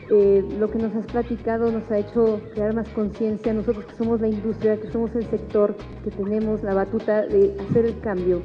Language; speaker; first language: Spanish; native; Spanish